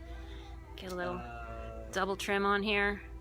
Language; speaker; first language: English; native; English